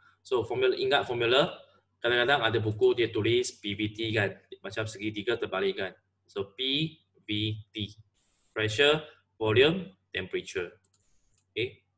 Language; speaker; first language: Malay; non-native, local second language; Chinese